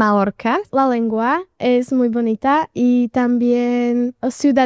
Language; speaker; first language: Spanish; non-native, learner; Slovak